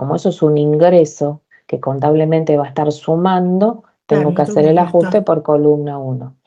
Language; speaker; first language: Spanish; native; Spanish